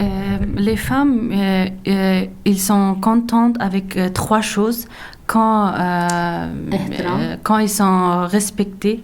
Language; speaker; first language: French; non-native, learner; Persian